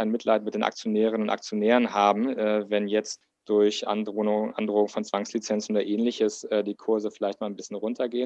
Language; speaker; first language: German; native; German